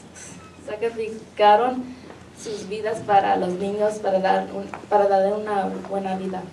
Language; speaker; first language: Spanish; early bilingual, heritage; Spanish